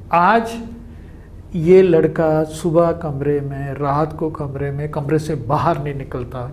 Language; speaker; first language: Hindi; native; Hindi